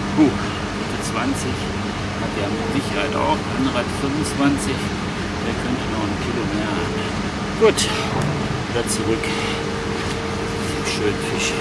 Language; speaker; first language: German; native; German